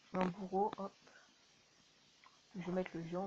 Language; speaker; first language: French; native; French